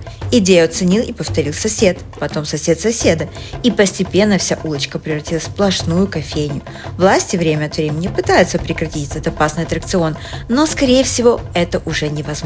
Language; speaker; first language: Russian; native; Russian